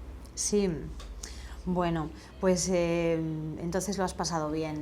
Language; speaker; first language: Spanish; native; Spanish